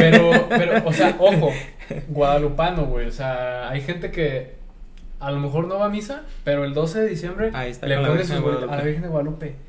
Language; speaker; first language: Spanish; native; Spanish